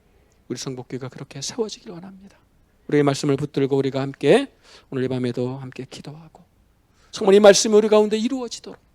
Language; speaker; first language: Korean; native; Korean